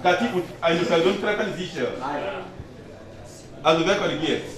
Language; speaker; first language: German; non-native, learner; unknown